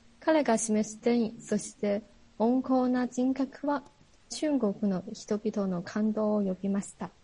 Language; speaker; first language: Japanese; non-native, fluent; Chinese